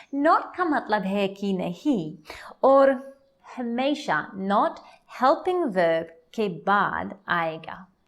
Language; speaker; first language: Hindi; non-native, learner; English